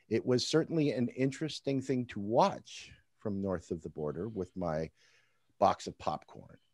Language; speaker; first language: English; native; English